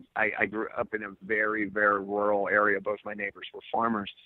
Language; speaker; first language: English; native; English